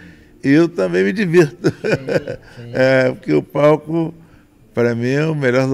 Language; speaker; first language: Portuguese; native; Portuguese